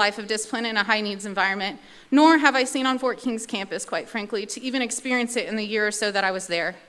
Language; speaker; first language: English; native; English